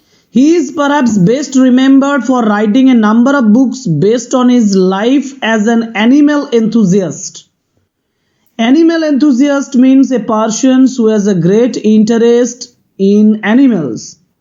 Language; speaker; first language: English; non-native, local second language; Bangla